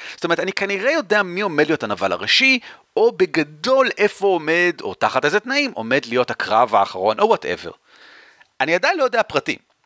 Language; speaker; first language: Hebrew; native; Hebrew